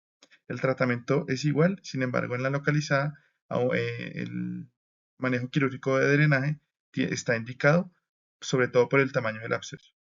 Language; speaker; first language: Spanish; native; Spanish